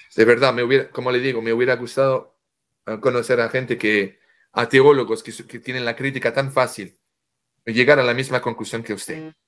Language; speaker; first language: Spanish; non-native, fluent; French